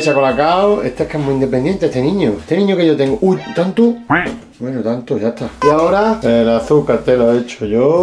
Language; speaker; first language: Spanish; native; Spanish